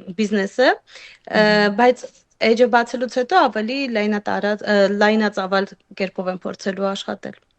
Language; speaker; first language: Armenian; native; Armenian